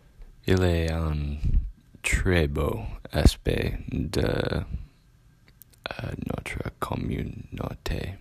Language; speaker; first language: French; non-native, learner; English